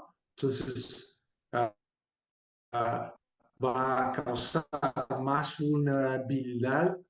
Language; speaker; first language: Spanish; non-native, fluent; Portuguese